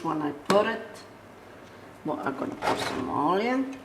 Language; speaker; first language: English; non-native, learner; Italian